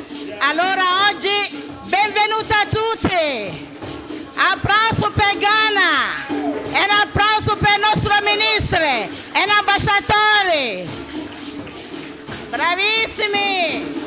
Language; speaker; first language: Italian; non-native, learner; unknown